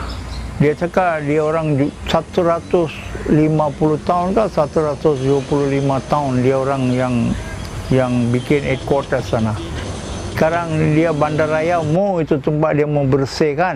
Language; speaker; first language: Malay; non-native, local second language; Tamil